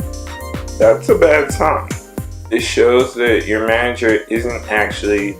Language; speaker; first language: English; native; English